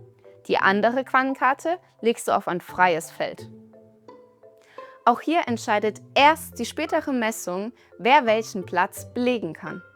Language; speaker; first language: German; native; German